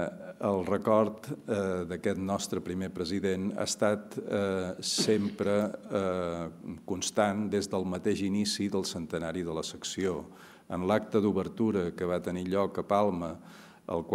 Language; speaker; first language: Catalan; native; Catalan